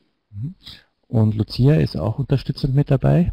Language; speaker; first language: German; native; German